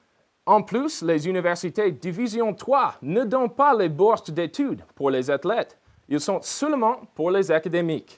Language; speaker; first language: French; non-native, learner; English